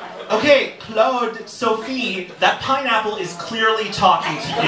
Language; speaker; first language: English; native; English